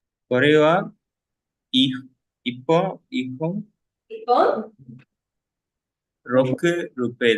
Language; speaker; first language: Japanese; non-native, learner; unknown